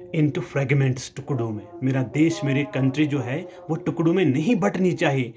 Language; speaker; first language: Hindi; non-native, local second language; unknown